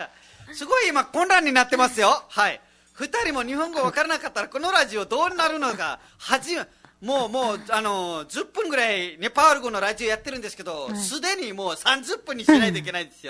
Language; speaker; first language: Japanese; non-native, fluent; Nepali